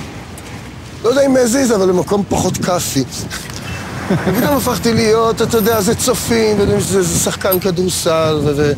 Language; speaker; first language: Hebrew; native; Hebrew